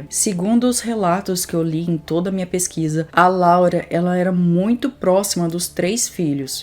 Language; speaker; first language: Portuguese; native; Portuguese